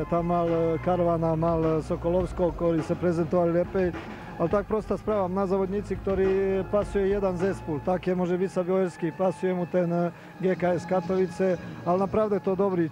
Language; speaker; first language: Polish; non-native, learner; Serbian